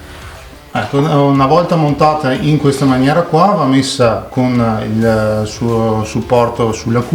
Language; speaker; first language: Italian; native; Italian